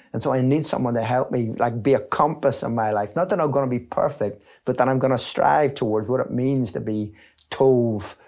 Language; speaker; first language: English; native; English